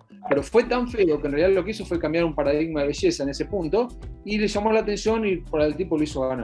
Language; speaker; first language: Spanish; native; Spanish